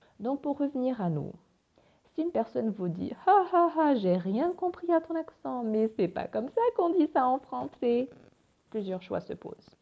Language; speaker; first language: French; native; French